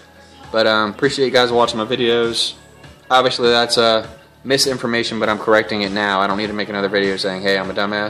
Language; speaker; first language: English; native; English